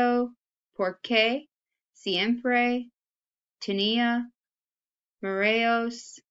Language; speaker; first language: Spanish; non-native, learner; English